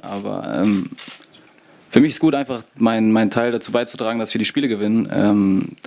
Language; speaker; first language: German; native; German